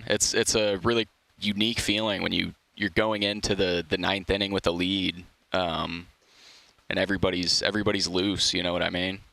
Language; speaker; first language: English; native; English